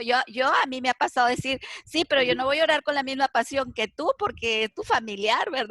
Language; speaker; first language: Spanish; native; Spanish